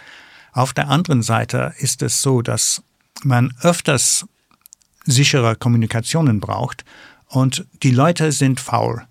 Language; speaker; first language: German; non-native, fluent; English